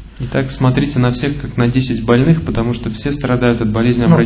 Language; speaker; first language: Russian; native; Russian